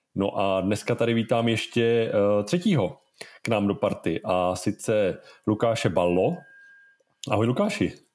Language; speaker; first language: Czech; native; Czech